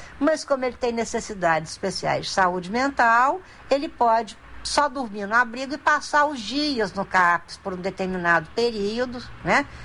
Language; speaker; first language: Portuguese; native; Portuguese